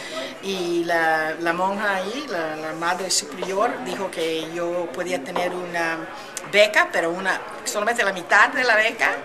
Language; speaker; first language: Spanish; early bilingual, heritage; Spanish